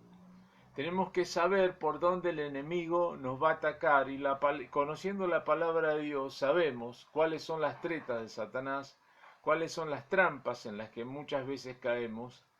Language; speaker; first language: Spanish; native; Spanish